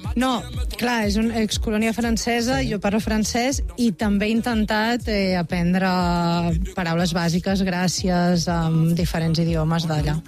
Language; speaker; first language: Catalan; native; Catalan